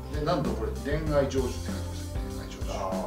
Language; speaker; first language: Japanese; native; Japanese